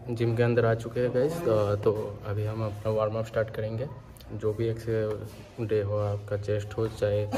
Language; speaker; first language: Hindi; native; Hindi